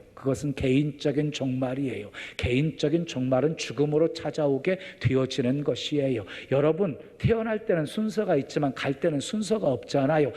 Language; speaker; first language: Korean; native; Korean